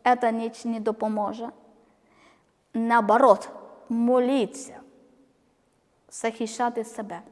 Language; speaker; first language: Ukrainian; non-native, learner; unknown